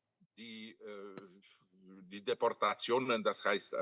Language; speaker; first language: German; non-native, fluent; Polish